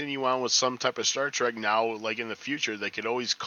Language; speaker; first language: English; native; English